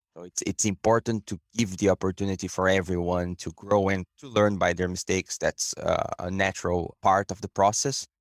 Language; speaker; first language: English; non-native, fluent; Portuguese